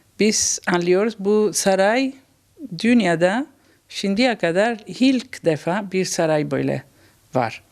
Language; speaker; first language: Turkish; non-native, learner; Italian